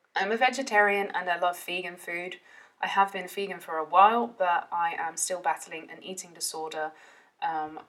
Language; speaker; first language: English; early bilingual, heritage; Dutch